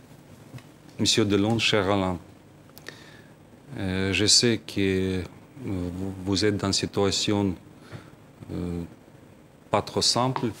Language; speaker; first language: French; non-native, fluent; Ukrainian